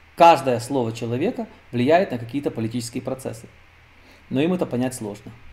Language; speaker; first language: Russian; native; Russian